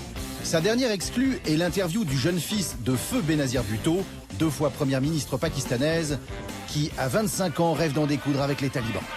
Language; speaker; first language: French; native; French